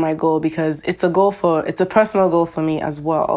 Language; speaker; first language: English; non-native, local second language; Yoruba